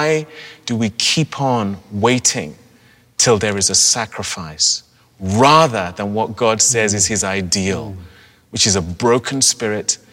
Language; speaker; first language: English; native; English